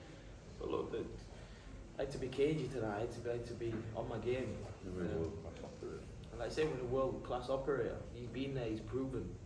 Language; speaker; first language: English; native; English